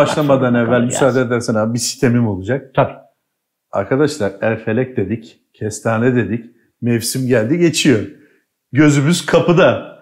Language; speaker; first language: Turkish; native; Turkish